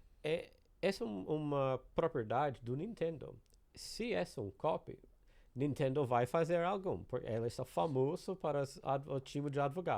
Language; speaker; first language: Portuguese; non-native, learner; English